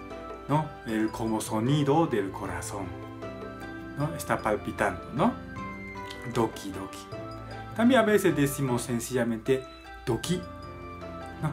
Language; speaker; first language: Spanish; non-native, learner; Japanese